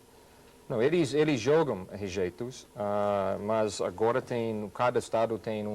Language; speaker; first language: Portuguese; non-native, fluent; English